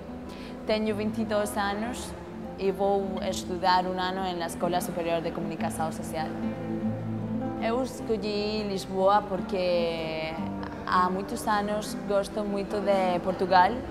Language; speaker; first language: Portuguese; non-native, learner; Spanish